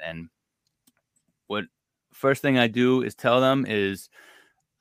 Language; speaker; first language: English; native; English